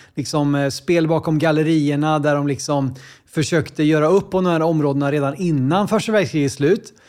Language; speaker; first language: Swedish; native; Swedish